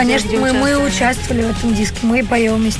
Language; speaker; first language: Russian; native; Russian